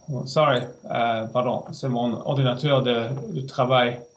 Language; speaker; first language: French; non-native, learner; German